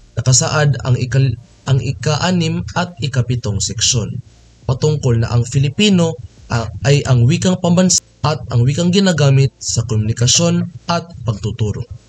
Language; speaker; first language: Filipino; non-native, local second language; Cebuano